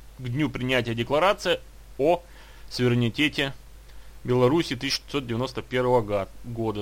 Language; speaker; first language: Russian; native; Russian